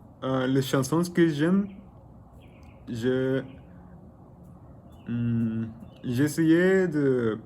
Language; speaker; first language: French; non-native, learner; Spanish